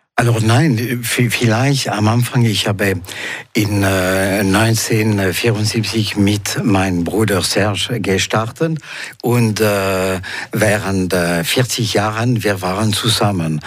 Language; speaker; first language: German; non-native, local second language; French